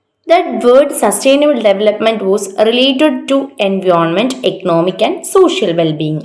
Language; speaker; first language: English; non-native, local second language; Malayalam